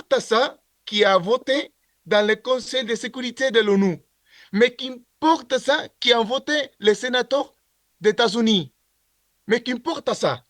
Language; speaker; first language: French; non-native, learner; Spanish